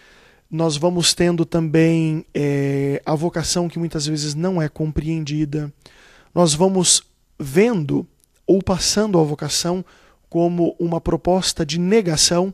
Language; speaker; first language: Portuguese; native; Portuguese